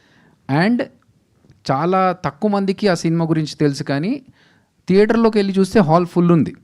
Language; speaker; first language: Telugu; native; Telugu